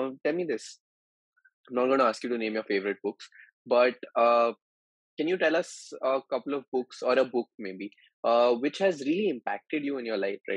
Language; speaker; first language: English; non-native, local second language; Hindi